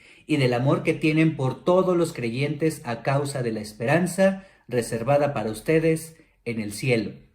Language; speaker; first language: Spanish; native; Spanish